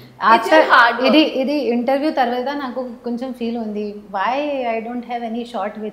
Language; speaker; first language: Telugu; non-native, learner; Hindi